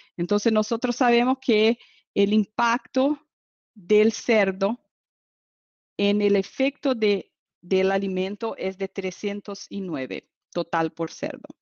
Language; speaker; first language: Spanish; non-native, fluent; Portuguese